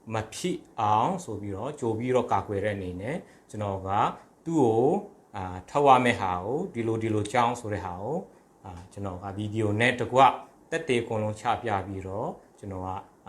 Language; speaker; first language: Burmese; non-native, local second language; Hakha Chin